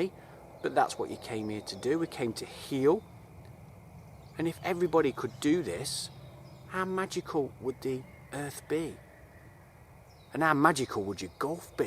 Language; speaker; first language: English; native; English